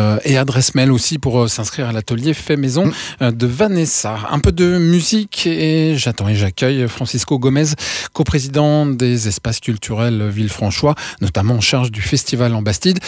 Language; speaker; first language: French; native; French